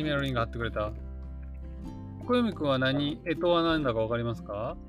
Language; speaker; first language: Japanese; native; Japanese